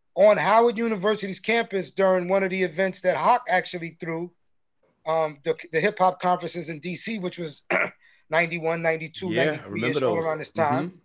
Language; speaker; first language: English; native; English